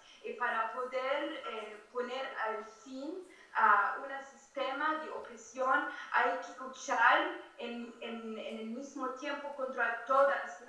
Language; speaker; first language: Spanish; non-native, fluent; Arabic